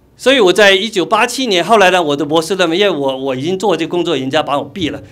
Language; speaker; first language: Chinese; native; Chinese